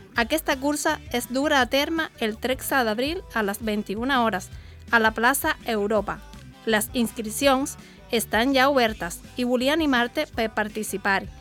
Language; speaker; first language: Catalan; non-native, learner; Spanish